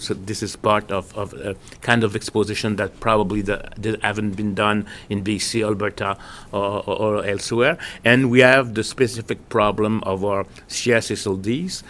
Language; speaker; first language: English; non-native, fluent; French